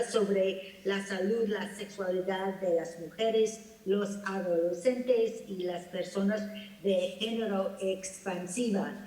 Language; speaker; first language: Spanish; non-native, fluent; English